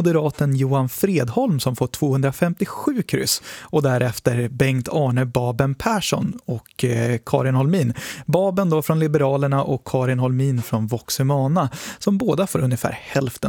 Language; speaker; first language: Swedish; native; Swedish